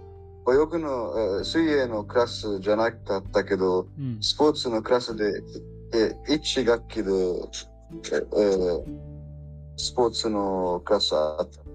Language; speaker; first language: Japanese; non-native, learner; Arabic